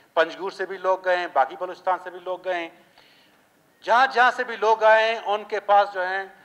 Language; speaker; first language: Urdu; non-native, local second language; Baluchi